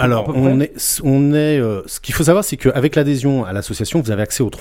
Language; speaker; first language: French; native; French